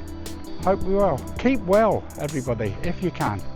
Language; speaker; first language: English; native; English